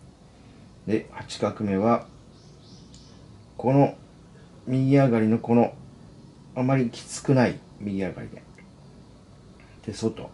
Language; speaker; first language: Japanese; native; Japanese